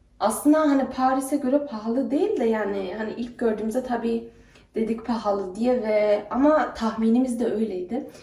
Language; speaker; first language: Turkish; early bilingual, heritage; Turkish